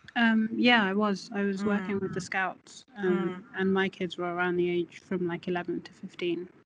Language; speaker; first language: English; native; English